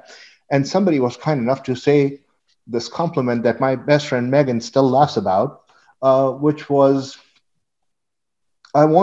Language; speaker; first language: English; non-native, local second language; Urdu